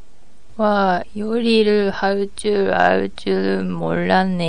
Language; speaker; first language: Korean; non-native, learner; Japanese